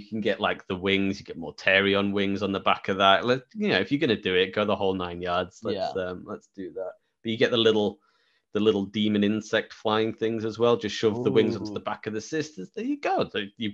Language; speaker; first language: English; native; English